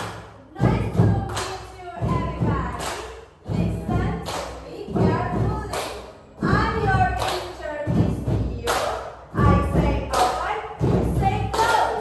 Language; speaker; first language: English; non-native, learner; Indonesian